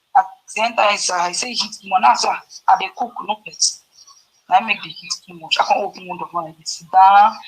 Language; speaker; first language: Nigerian Pidgin; non-native, local second language; Yoruba